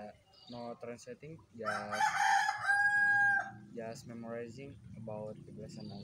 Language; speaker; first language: English; non-native, learner; Indonesian